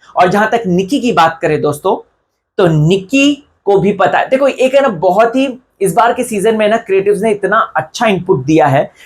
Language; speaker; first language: Hindi; non-native, local second language; Marathi